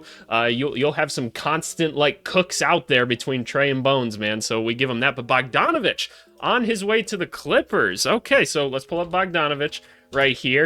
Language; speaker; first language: English; native; English